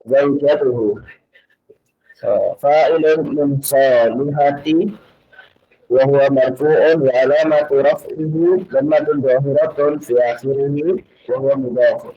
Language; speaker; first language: Arabic; non-native, learner; Indonesian